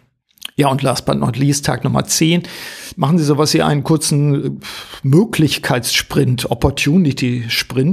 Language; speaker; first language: German; native; German